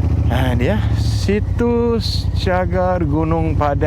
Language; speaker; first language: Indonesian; non-native, learner; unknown